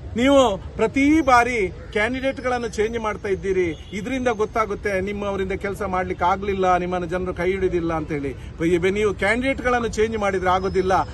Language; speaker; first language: Kannada; native; Kannada